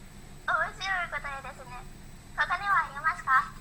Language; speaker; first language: Japanese; non-native, learner; Indonesian